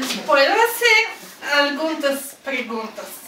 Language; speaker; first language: Spanish; non-native, learner; Bulgarian